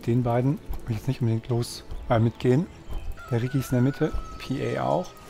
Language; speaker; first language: German; native; German